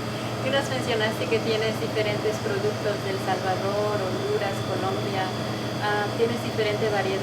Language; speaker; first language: Spanish; non-native, fluent; Portuguese